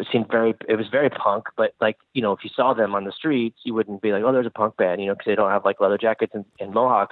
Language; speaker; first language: English; native; English